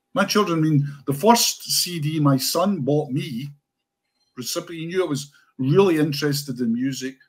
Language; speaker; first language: English; native; English